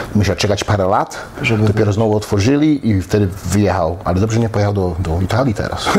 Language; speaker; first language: Polish; early bilingual, heritage; Polish